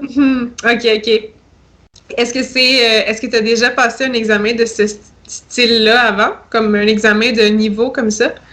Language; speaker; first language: French; native; French